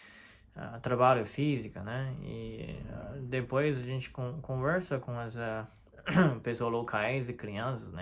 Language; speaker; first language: Portuguese; non-native, fluent; Chinese